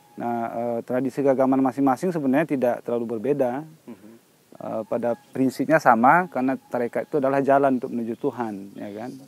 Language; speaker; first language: Indonesian; non-native, local second language; Minangkabau